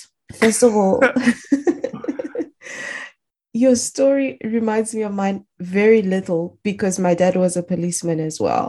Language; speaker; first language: English; non-native, local second language; Shona